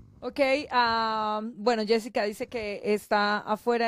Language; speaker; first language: Spanish; non-native, fluent; English